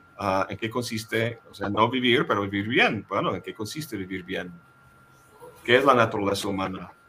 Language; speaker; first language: Spanish; non-native, fluent; English